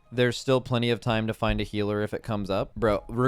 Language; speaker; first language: English; native; English